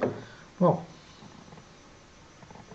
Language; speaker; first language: Arabic; native; Arabic